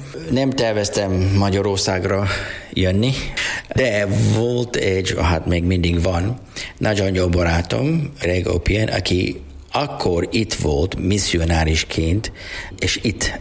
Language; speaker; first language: Hungarian; non-native, learner; English